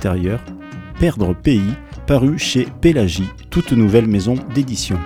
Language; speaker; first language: French; native; French